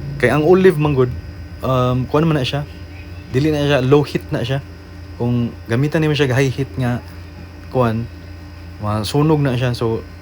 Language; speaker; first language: Cebuano; native; Cebuano